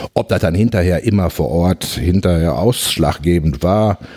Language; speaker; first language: German; native; German